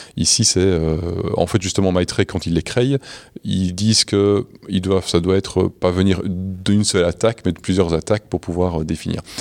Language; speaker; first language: French; native; French